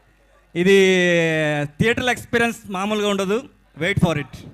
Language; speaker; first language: Telugu; non-native, learner; Kannada